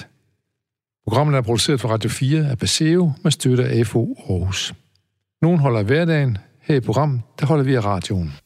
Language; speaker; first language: Danish; native; Danish